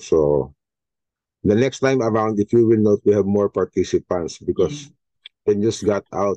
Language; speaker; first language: English; non-native, local second language; Filipino